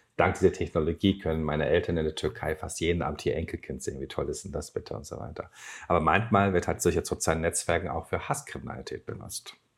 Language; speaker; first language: German; non-native, fluent; Turkish